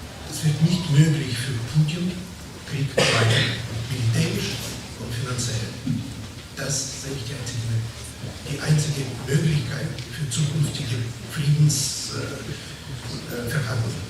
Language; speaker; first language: German; non-native, learner; Russian